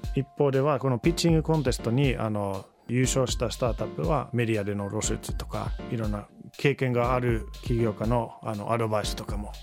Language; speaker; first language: Japanese; non-native, fluent; Finnish